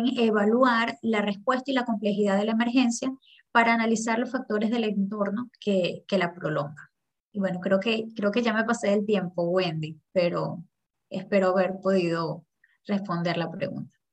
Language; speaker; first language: Spanish; native; Spanish